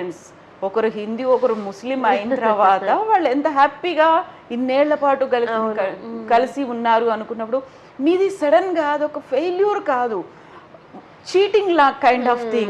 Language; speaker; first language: Telugu; native; Telugu